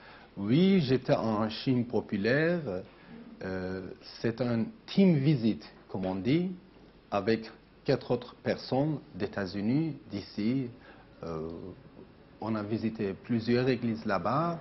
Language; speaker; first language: French; non-native, fluent; Armenian